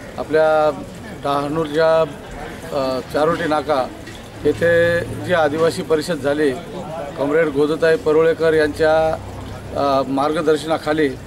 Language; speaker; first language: Marathi; non-native, local second language; Kukna